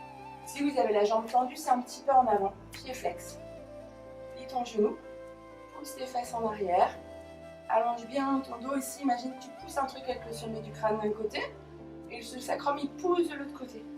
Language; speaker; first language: French; native; French